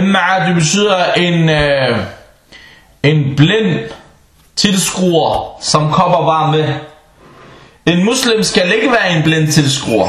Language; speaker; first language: Danish; non-native, fluent; Arabic